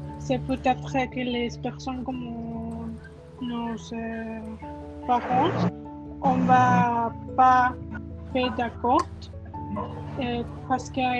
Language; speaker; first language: French; non-native, learner; Spanish